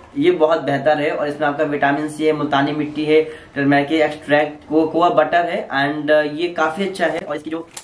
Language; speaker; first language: Hindi; native; Hindi